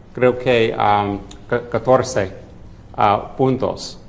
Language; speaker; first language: Spanish; non-native, fluent; English